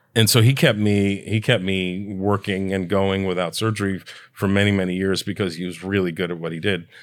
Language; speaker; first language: English; early bilingual, other home language; Italian